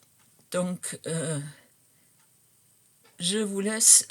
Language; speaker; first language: French; non-native, fluent; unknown